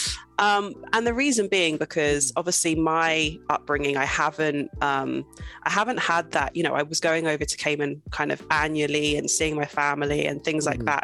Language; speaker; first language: English; native; English